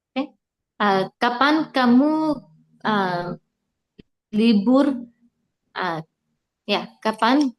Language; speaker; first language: Indonesian; non-native, learner; English